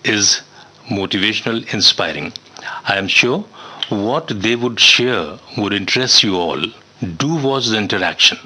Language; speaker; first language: English; non-native, local second language; Hindi